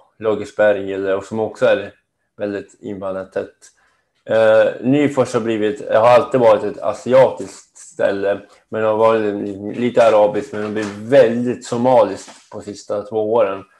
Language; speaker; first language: Swedish; native; Swedish